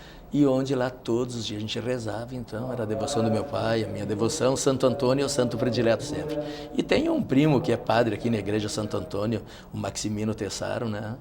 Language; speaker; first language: Portuguese; native; Portuguese